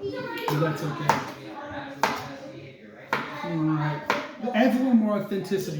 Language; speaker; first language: English; native; English